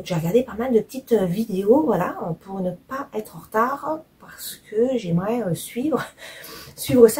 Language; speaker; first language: French; native; French